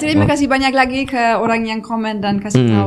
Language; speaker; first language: Indonesian; non-native, fluent; German